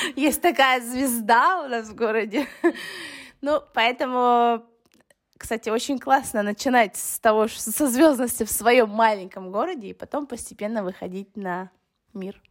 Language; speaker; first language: Russian; early bilingual, other home language; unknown